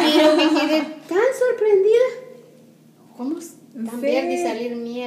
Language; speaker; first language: Spanish; native; Spanish